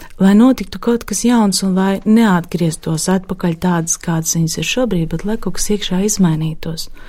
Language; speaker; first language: Latvian; native; Latvian